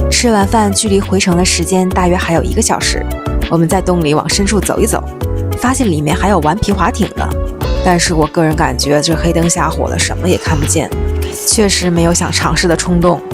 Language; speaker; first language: Chinese; native; Chinese